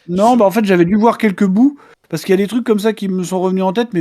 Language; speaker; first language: French; native; French